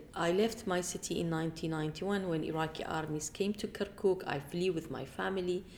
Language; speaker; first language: English; non-native, fluent; Arabic